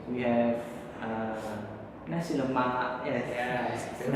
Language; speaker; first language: English; non-native, learner; Malay